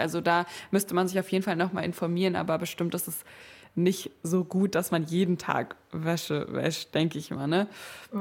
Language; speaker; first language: German; native; German